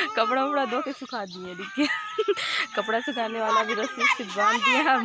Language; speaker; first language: Hindi; native; Hindi